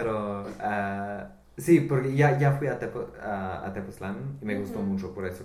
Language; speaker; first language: Spanish; non-native, fluent; English